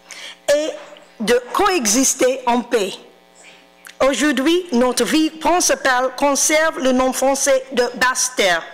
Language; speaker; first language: French; non-native, fluent; English